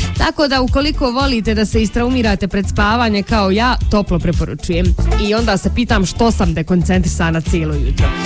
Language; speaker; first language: Bosnian; native; Bosnian